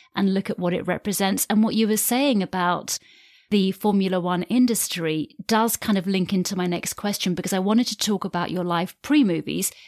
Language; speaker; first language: English; native; English